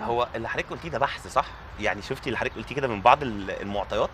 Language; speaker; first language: Arabic; native; Arabic